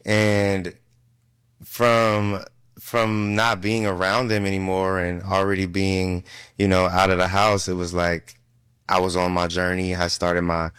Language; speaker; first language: English; native; English